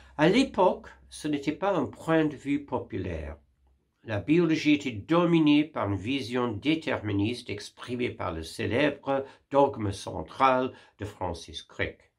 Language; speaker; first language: French; non-native, fluent; English